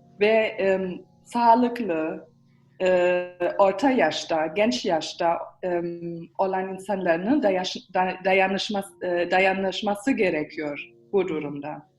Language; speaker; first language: Turkish; early bilingual, heritage; Turkish